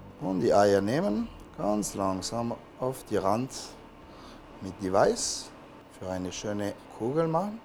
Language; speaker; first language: German; non-native, learner; French